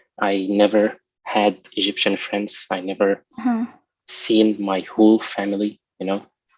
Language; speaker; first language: English; non-native, local second language; Arabic